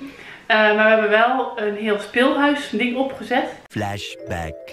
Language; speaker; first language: Dutch; native; Dutch